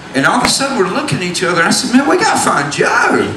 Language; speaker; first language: English; native; English